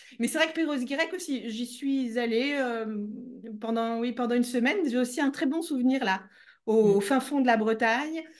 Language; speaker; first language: French; native; French